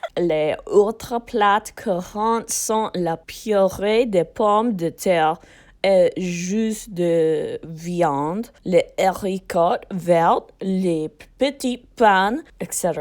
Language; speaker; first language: French; non-native, learner; English